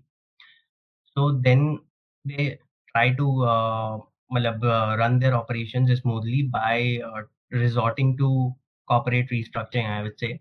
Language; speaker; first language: English; non-native, local second language; Hindi